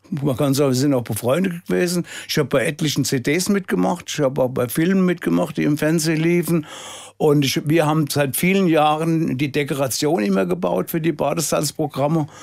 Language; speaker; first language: German; native; German